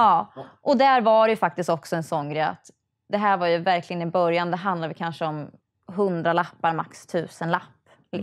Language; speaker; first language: Swedish; native; Swedish